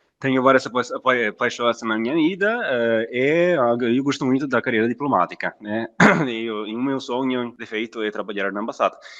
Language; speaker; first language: Portuguese; non-native, fluent; Italian